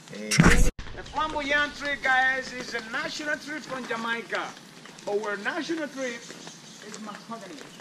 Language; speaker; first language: English; non-native, learner; Spanish